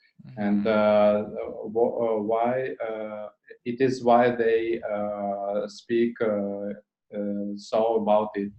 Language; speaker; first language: English; non-native, learner; Russian